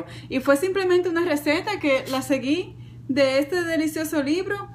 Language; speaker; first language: Spanish; native; Spanish